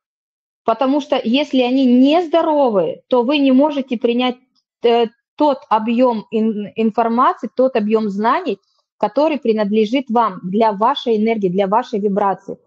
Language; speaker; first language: Russian; native; Russian